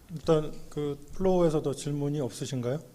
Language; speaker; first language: Korean; native; Korean